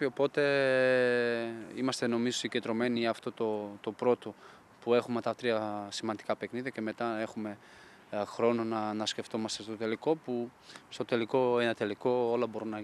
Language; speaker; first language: Greek; non-native, fluent; Portuguese